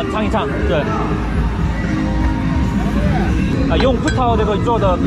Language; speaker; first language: Chinese; non-native, learner; Korean